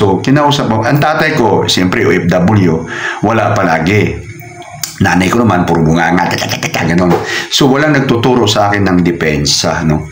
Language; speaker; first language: Filipino; non-native, local second language; Cebuano